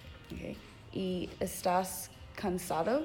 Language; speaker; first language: Spanish; non-native, learner; English